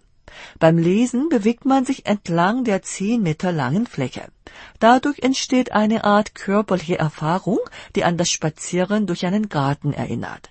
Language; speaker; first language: German; non-native, fluent; Korean